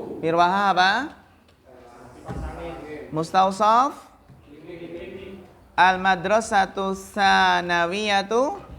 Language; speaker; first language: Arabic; non-native, fluent; Indonesian